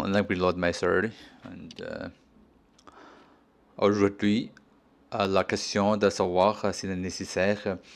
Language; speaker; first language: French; non-native, learner; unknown